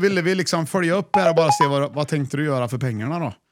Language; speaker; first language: Swedish; native; Swedish